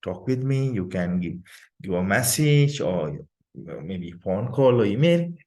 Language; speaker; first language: English; non-native, local second language; Sinhala